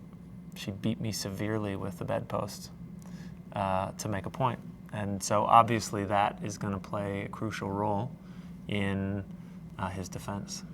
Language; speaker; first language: English; native; English